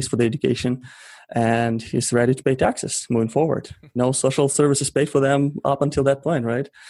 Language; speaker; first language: English; non-native, fluent; Ukrainian